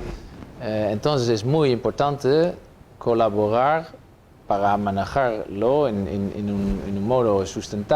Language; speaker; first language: Spanish; non-native, fluent; Dutch